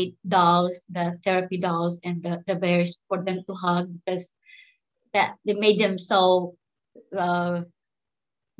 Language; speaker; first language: English; non-native, local second language; Filipino